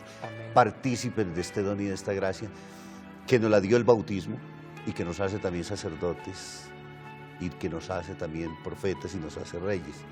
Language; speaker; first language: Spanish; native; Spanish